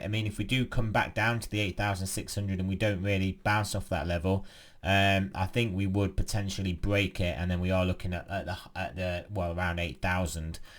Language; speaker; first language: English; native; English